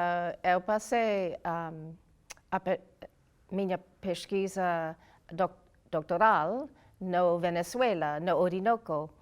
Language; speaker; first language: Portuguese; non-native, learner; English